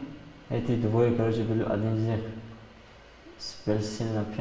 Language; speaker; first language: Russian; non-native, local second language; Tajik